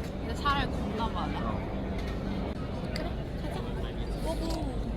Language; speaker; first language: Korean; non-native, fluent; Japanese